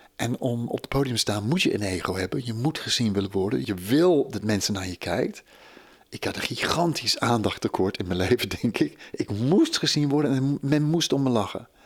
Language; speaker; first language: Dutch; non-native, fluent; English